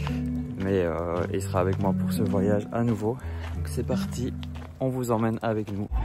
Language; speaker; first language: French; native; French